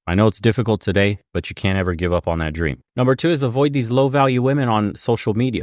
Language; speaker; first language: English; native; English